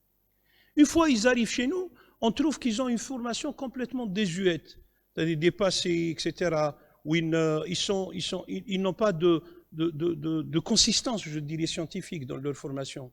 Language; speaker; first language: French; non-native, local second language; Kabyle